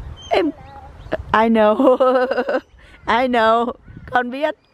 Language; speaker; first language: English; non-native, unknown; Vietnamese